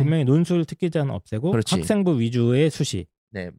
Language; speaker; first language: Korean; native; Korean